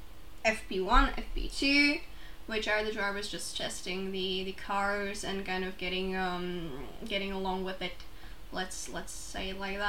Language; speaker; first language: English; non-native, fluent; Czech